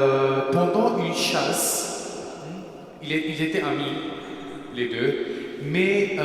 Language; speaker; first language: French; non-native, fluent; Armenian